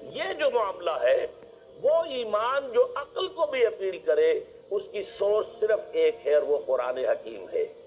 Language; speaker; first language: Urdu; native; Urdu